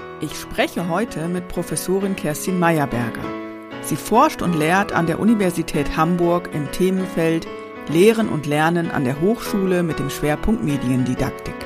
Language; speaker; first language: German; native; German